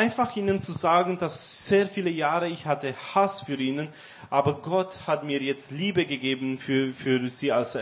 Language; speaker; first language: German; non-native, learner; Romanian